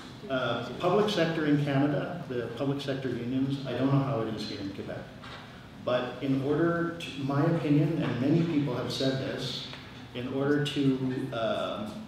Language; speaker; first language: English; native; English